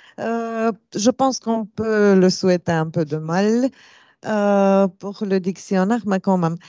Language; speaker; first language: French; non-native, fluent; Romanian